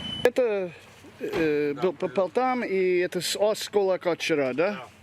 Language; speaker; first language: Russian; non-native, learner; English